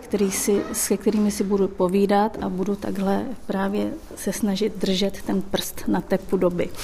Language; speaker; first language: Czech; native; Czech